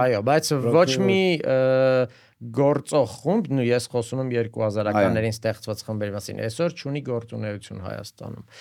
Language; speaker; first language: Armenian; native; Armenian